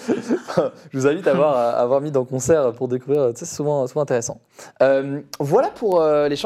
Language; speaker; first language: French; native; French